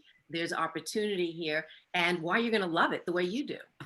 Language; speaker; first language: English; native; English